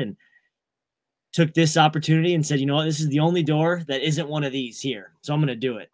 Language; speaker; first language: English; native; English